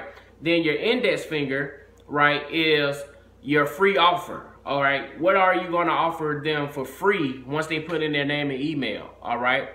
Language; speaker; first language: English; native; English